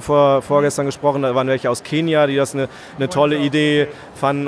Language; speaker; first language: German; native; German